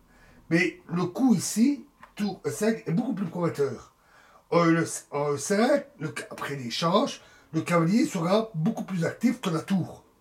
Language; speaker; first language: French; native; French